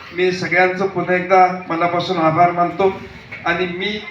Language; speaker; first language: Marathi; native; Marathi